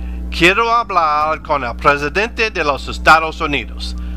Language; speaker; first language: Spanish; non-native, learner; English